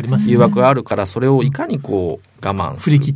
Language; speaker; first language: Japanese; native; Japanese